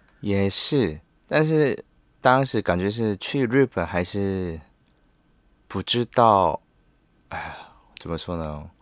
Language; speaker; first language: Chinese; non-native, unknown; Korean